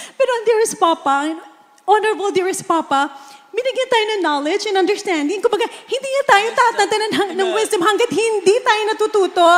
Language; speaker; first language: Filipino; native; Filipino